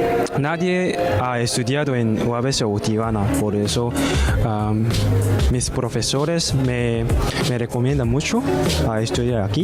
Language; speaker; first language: Spanish; non-native, learner; Korean